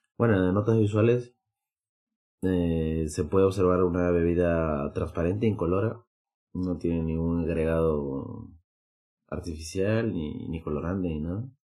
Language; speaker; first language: Spanish; native; Spanish